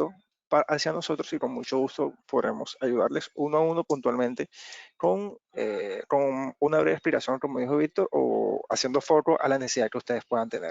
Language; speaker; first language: Spanish; native; Spanish